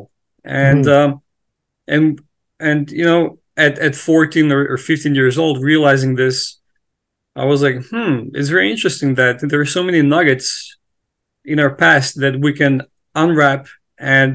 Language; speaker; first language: English; non-native, fluent; Macedonian